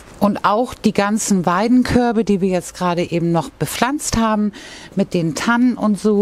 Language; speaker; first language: German; native; German